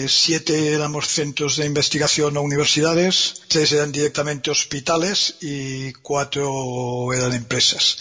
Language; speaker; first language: Spanish; native; Spanish